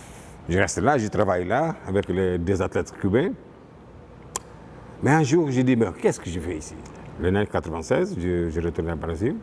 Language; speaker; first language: French; non-native, fluent; Portuguese